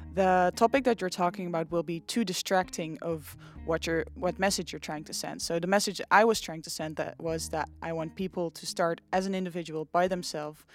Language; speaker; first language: English; non-native, fluent; Dutch